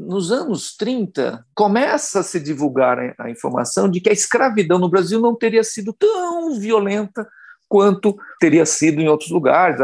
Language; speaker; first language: Portuguese; native; Portuguese